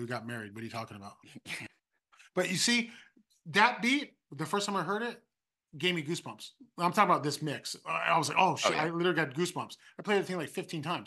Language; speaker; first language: English; native; English